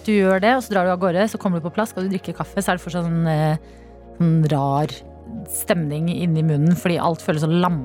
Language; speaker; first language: Norwegian; native; Norwegian